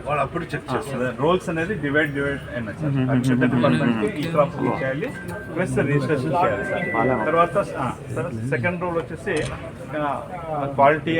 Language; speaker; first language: Telugu; native; Telugu